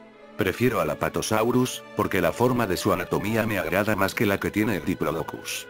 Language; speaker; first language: Spanish; native; Spanish